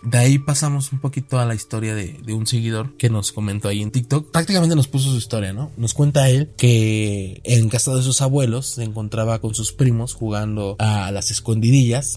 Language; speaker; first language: Spanish; native; Spanish